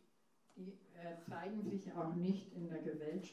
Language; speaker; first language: German; non-native, fluent; English